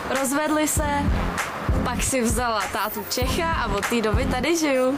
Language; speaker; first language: Czech; early bilingual, other home language; Russian